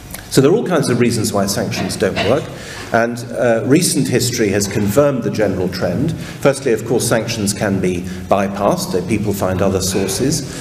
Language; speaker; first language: English; native; English